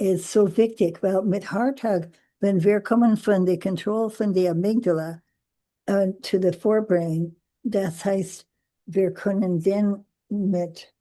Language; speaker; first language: German; non-native, learner; English